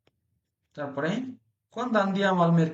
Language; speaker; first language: Italian; non-native, fluent; Bangla